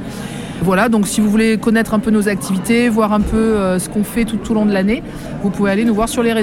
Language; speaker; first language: French; native; French